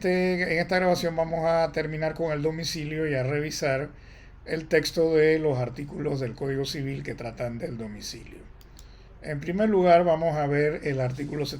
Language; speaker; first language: Spanish; native; Spanish